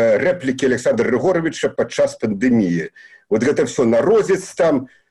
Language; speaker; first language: Belarusian; native; Belarusian